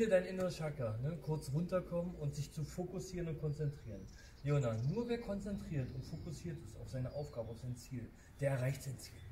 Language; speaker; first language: German; native; German